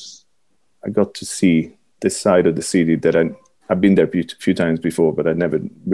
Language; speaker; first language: English; non-native, fluent; Italian